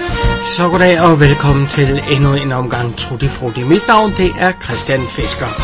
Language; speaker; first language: Danish; native; Danish